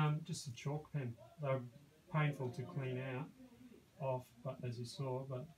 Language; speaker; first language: English; native; English